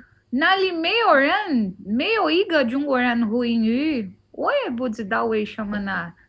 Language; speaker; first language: Chinese; non-native, learner; Portuguese